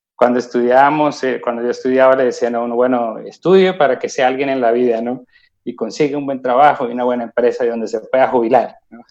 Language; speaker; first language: Spanish; native; Spanish